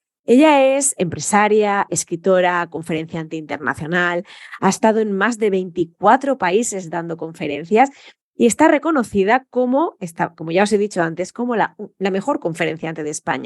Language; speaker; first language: Spanish; native; Spanish